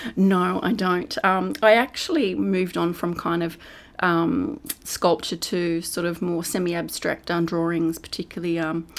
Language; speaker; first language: English; native; English